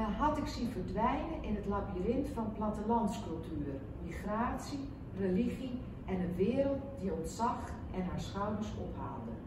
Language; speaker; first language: Dutch; non-native, local second language; Western Frisian